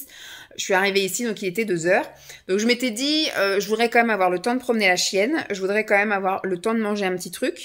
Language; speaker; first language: French; native; French